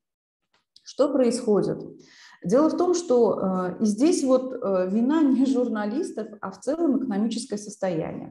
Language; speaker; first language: Russian; non-native, local second language; Uzbek